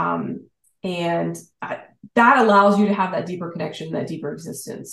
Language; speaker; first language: English; native; English